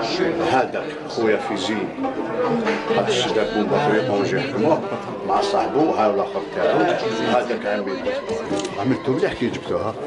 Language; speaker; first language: Arabic; native; Arabic